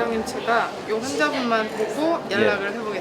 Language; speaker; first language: Korean; non-native, fluent; Vietnamese